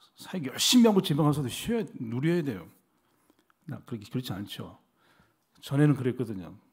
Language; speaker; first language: Korean; native; Korean